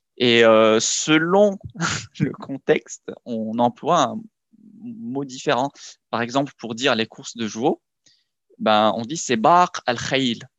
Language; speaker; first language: French; non-native, local second language; Arabic